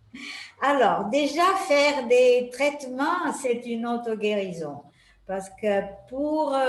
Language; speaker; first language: French; non-native, fluent; Italian